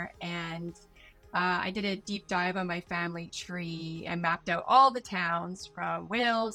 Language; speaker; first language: English; native; English